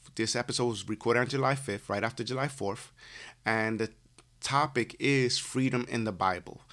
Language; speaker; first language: English; native; English